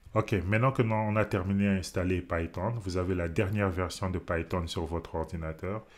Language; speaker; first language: French; non-native, local second language; Lingala